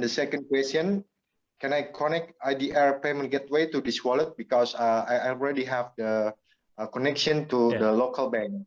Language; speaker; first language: English; non-native, learner; Indonesian